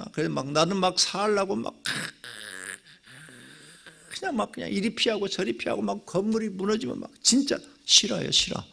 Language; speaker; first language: Korean; native; Korean